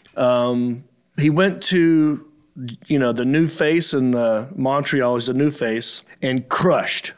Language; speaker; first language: English; native; English